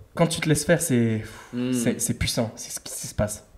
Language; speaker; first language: French; native; French